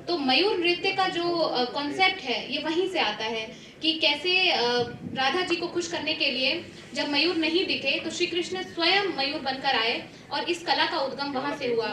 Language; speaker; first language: Hindi; native; Hindi